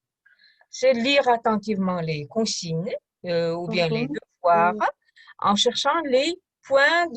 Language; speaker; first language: French; non-native, fluent; Kazakh